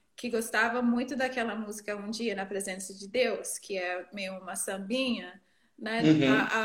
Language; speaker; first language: Portuguese; non-native, fluent; English